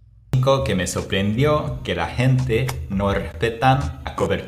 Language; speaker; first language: Spanish; non-native, fluent; Japanese